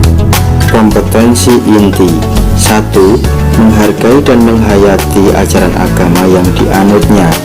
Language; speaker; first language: Indonesian; native; Indonesian